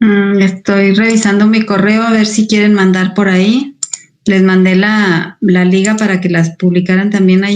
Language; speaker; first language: Spanish; native; Spanish